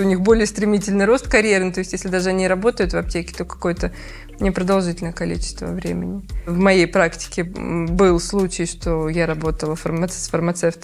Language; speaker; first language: Russian; native; Russian